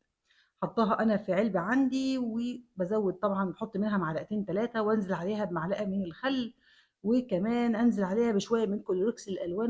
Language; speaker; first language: Arabic; native; Arabic